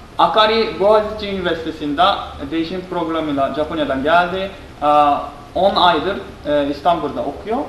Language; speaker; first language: Turkish; non-native, fluent; Japanese